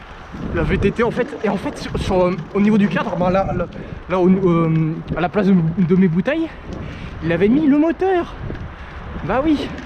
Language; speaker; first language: French; native; French